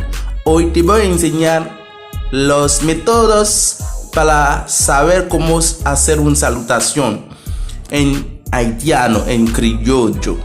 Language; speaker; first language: Spanish; non-native, fluent; Haitian Creole